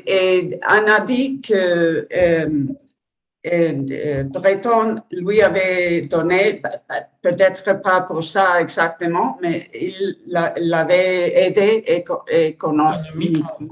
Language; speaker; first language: French; non-native, learner; Spanish